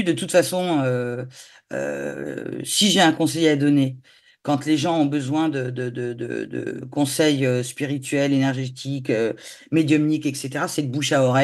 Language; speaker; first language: French; native; French